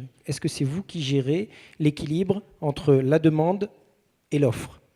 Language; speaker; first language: French; native; French